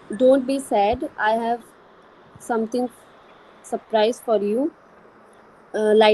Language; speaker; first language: English; non-native, learner; Hindi